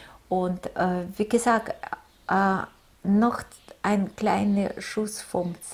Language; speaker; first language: German; non-native, fluent; Russian